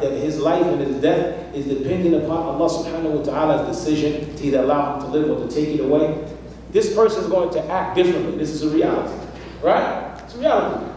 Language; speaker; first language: English; native; English